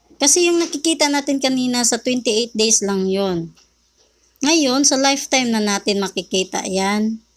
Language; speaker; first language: Filipino; native; Filipino